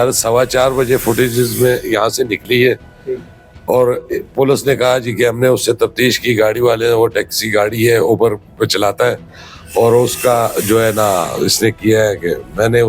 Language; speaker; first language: Urdu; non-native, local second language; Pashto